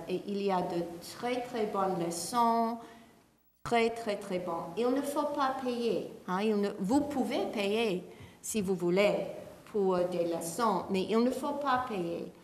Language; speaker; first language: French; non-native, fluent; English